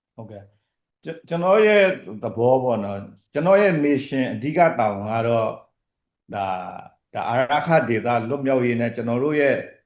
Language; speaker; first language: Burmese; native; Burmese